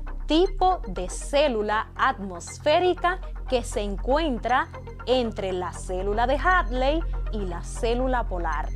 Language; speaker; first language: Spanish; native; Spanish